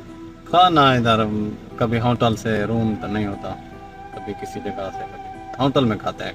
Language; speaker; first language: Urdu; non-native, local second language; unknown